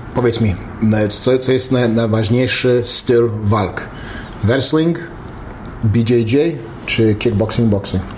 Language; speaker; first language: Polish; early bilingual, heritage; Polish